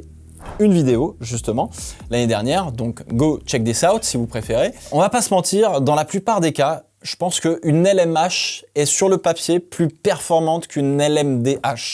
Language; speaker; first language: French; native; French